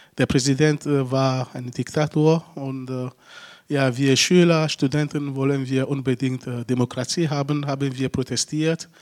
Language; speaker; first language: German; non-native, fluent; Ewe